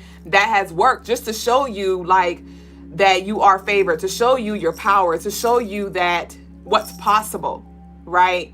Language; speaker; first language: English; native; English